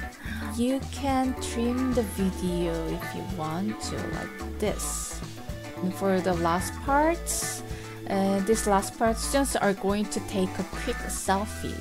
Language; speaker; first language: English; non-native, fluent; Korean